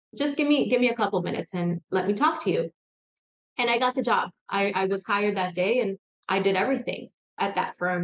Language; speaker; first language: English; native; English